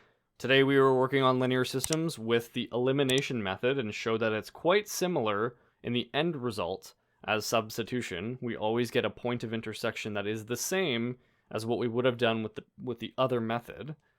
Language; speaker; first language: English; native; English